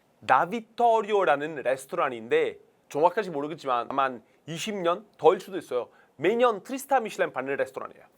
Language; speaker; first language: Korean; non-native, fluent; Italian